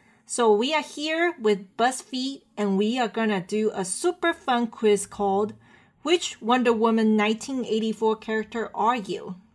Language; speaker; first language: English; non-native, fluent; Chinese